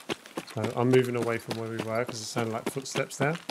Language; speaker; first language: English; native; English